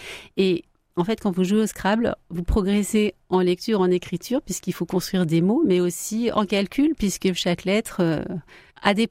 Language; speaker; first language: French; native; French